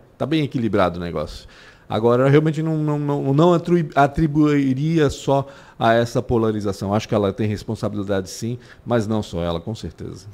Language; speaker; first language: Portuguese; early bilingual, other home language; Spanish